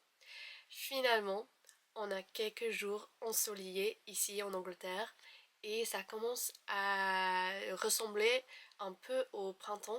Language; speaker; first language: French; non-native, fluent; English